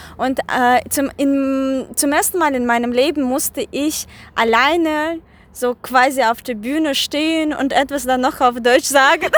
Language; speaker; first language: German; non-native, fluent; Russian